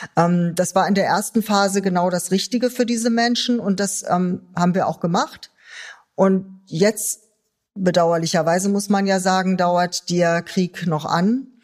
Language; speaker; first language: German; native; German